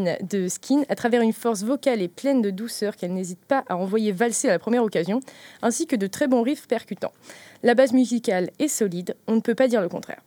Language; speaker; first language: French; native; French